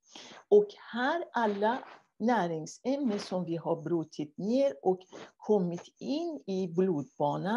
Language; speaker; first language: Swedish; non-native, fluent; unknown